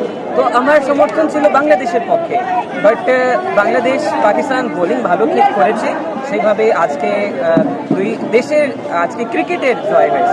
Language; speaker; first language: Bangla; non-native, learner; Urdu